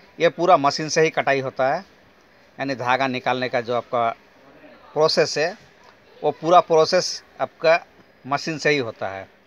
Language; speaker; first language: Hindi; non-native, local second language; Bangla